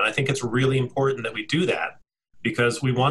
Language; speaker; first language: English; native; English